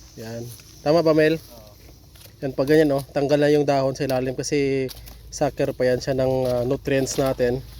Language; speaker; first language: Filipino; native; Filipino